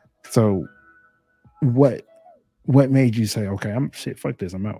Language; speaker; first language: English; native; English